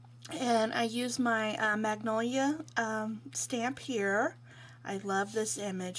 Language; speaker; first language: English; native; English